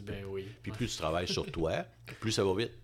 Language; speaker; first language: French; native; French